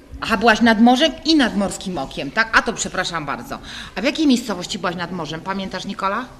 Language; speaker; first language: Polish; native; Polish